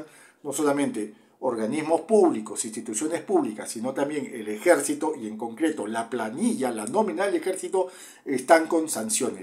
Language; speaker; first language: Spanish; native; Spanish